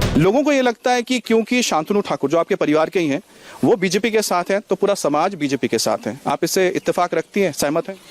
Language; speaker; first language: Hindi; non-native, local second language; Bangla